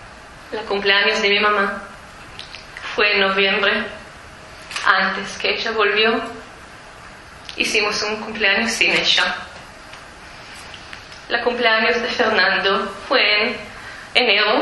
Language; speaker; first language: Spanish; early bilingual, heritage; Spanish